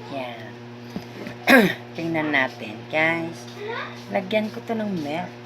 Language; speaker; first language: Filipino; native; Filipino